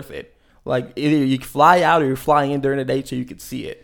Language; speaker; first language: English; native; English